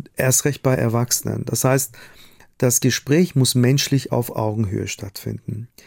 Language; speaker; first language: German; non-native, fluent; Persian